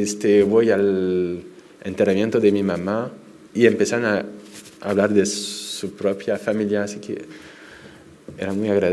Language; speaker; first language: Spanish; non-native, fluent; French